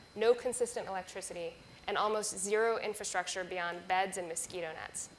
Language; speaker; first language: English; native; English